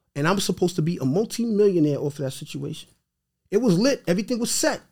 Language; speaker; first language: English; early bilingual, other home language; Haitian Creole